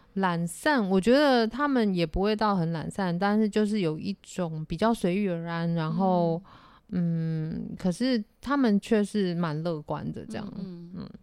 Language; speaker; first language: Chinese; native; Chinese